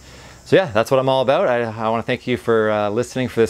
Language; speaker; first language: English; native; English